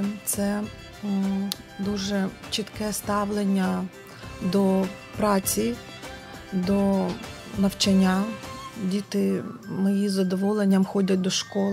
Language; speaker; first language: Ukrainian; non-native, local second language; Russian